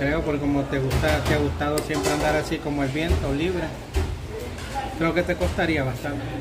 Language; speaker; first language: Spanish; native; Spanish